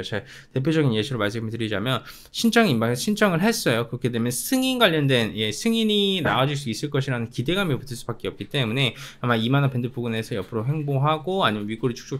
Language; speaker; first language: Korean; native; Korean